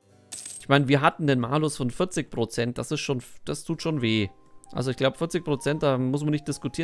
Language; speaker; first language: German; native; German